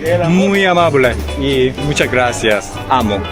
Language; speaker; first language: Spanish; non-native, learner; Korean